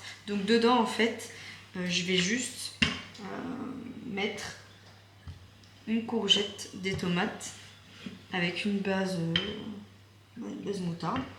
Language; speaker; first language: French; native; French